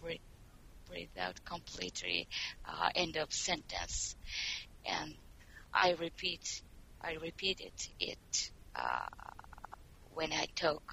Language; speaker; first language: English; non-native, learner; Japanese